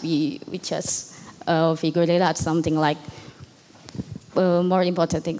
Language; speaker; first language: English; non-native, learner; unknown